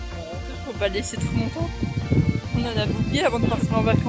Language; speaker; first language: French; native; French